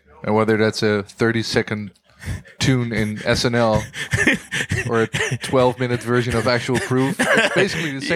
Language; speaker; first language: English; non-native, fluent; Dutch